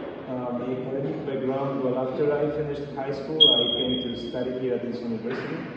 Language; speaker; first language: English; non-native, fluent; Spanish